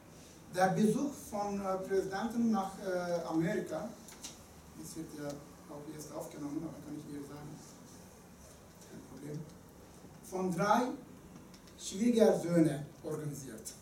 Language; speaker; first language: German; non-native, fluent; Turkish